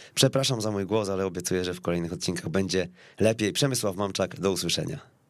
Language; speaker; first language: Polish; native; Polish